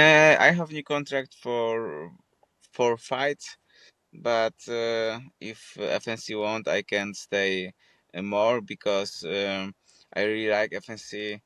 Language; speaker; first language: English; non-native, fluent; Polish